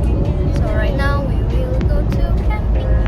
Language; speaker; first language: English; non-native, local second language; Malay